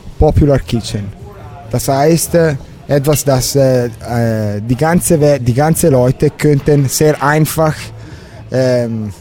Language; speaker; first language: German; non-native, local second language; Italian